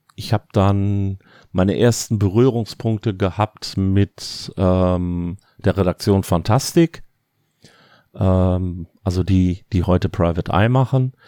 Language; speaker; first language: German; native; German